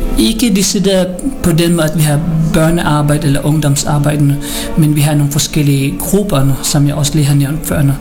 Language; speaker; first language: Danish; early bilingual, other home language; Filipino